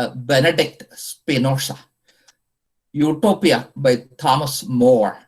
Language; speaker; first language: English; non-native, local second language; Malayalam